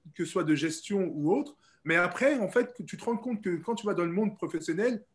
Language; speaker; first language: French; native; French